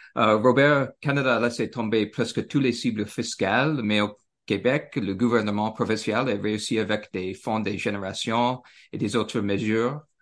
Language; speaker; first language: French; non-native, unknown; English